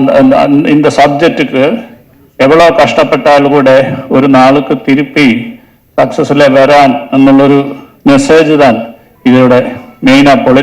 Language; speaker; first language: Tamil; non-native, learner; Malayalam